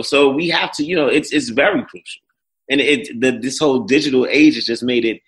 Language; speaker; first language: English; native; English